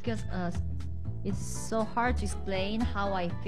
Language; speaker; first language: English; non-native, learner; Korean